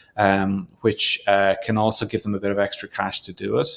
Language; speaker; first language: English; native; English